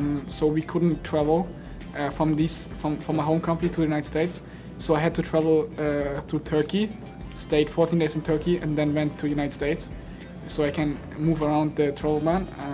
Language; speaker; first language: English; non-native, fluent; German